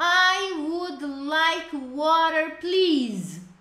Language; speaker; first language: English; non-native, fluent; Portuguese